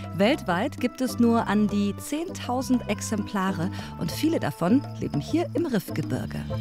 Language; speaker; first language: German; early bilingual, other home language; Riffian